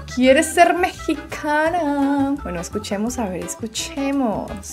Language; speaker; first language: Spanish; native; Spanish